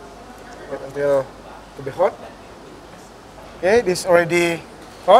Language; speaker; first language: English; non-native, learner; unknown